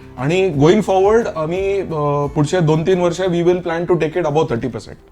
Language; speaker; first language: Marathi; non-native, local second language; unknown